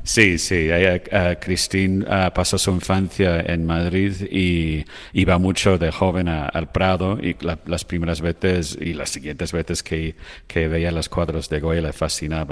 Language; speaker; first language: Spanish; non-native, fluent; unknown